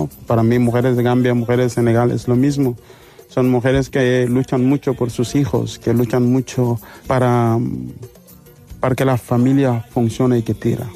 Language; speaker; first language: Spanish; non-native, fluent; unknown